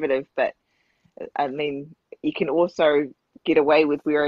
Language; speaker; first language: English; native; English